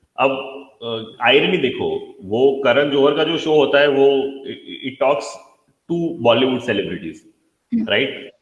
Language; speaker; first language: Hindi; non-native, local second language; Gujarati